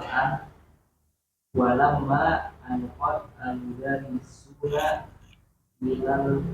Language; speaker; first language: Arabic; non-native, learner; Indonesian